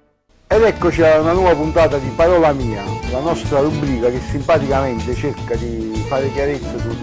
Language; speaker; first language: Italian; native; Italian